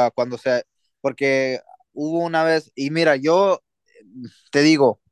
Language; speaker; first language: Spanish; early bilingual, heritage; Spanish